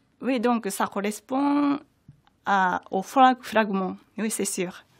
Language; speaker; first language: French; non-native, fluent; Japanese